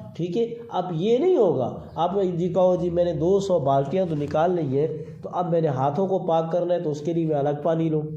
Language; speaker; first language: Urdu; non-native, local second language; Saraiki